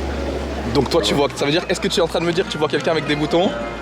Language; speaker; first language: French; native; French